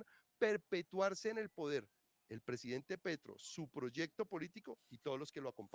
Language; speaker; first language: Spanish; native; Spanish